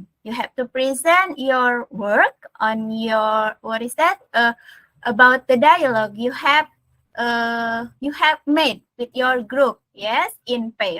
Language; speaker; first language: English; non-native, learner; Indonesian